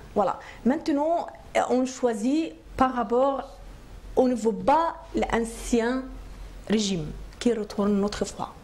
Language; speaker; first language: French; non-native, learner; Arabic